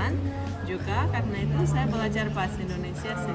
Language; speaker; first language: Indonesian; non-native, fluent; Russian